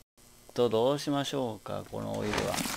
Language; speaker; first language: Japanese; native; Japanese